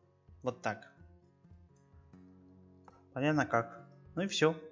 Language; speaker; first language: Russian; non-native, learner; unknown